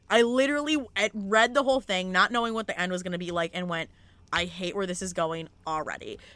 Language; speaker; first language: English; native; English